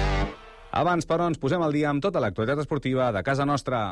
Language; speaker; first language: Catalan; native; Catalan